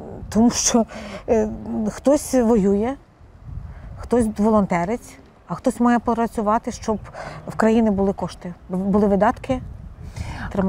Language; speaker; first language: Ukrainian; non-native, local second language; Russian